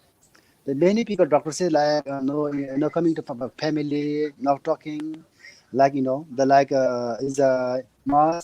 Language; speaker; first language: English; non-native, learner; Nepali